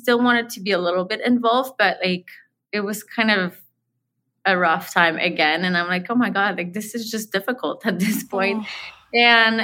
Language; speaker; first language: English; non-native, fluent; French